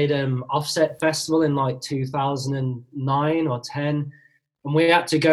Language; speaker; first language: English; native; English